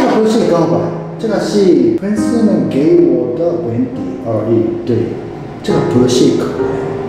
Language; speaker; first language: Chinese; non-native, fluent; Japanese